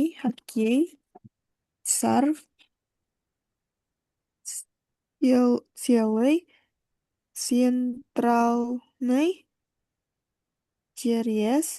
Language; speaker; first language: Russian; non-native, learner; Indonesian